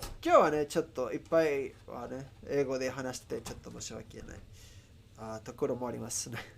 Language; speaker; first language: Japanese; non-native, learner; Spanish